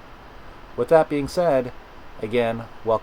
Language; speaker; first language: English; native; English